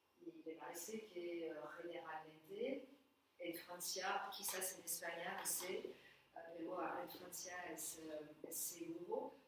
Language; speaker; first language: Spanish; non-native, learner; French